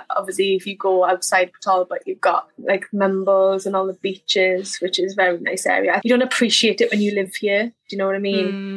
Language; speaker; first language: English; native; English